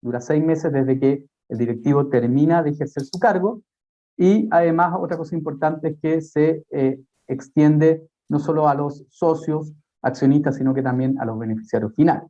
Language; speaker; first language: Spanish; native; Spanish